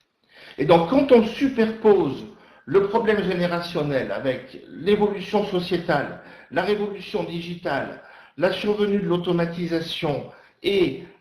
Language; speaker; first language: French; native; French